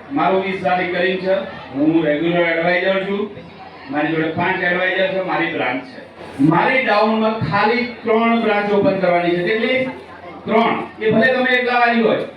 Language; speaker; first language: Gujarati; native; Gujarati